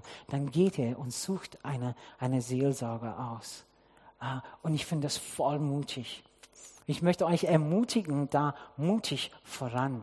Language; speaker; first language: German; non-native, fluent; English